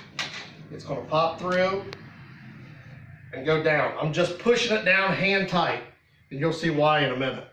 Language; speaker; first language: English; native; English